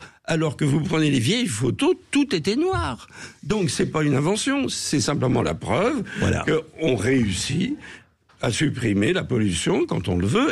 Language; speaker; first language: French; native; French